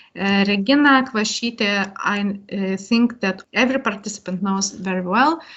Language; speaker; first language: English; non-native, fluent; Lithuanian